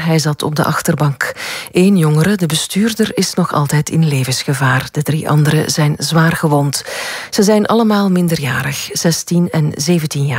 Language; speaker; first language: Dutch; native; Dutch